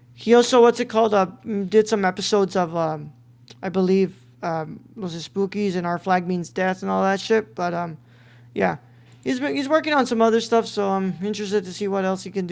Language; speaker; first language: English; native; English